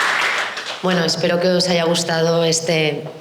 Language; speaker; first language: Spanish; native; Spanish